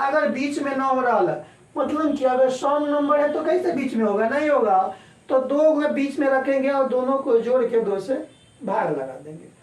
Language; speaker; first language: Hindi; native; Hindi